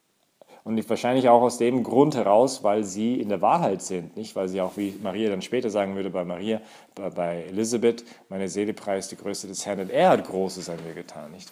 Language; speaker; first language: German; native; German